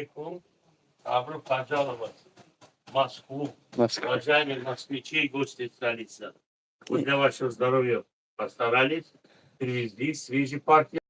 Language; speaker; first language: Russian; non-native, fluent; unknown